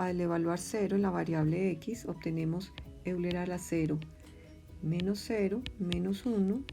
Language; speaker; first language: Spanish; native; Spanish